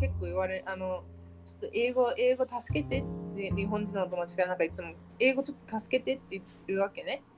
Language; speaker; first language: Japanese; early bilingual, heritage; Japanese